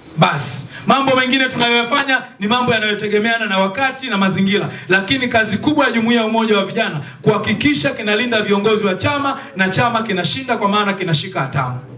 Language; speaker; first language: Swahili; native; Swahili